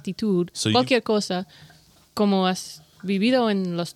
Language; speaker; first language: Spanish; non-native, learner; English